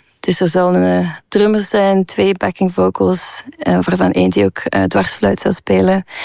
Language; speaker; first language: Dutch; non-native, local second language; French